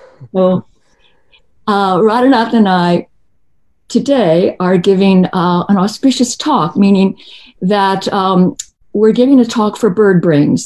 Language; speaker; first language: English; native; English